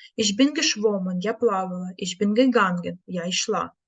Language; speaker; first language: German; non-native, fluent; Ukrainian